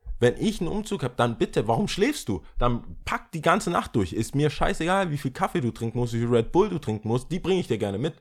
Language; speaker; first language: German; early bilingual, other home language; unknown